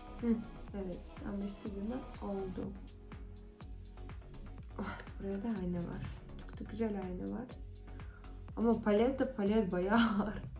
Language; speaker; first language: Turkish; non-native, fluent; Russian